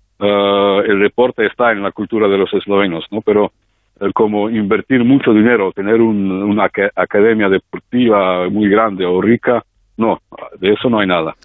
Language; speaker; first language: Spanish; non-native, fluent; Slovenian